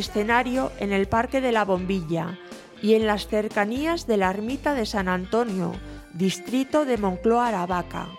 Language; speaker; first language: Spanish; native; Spanish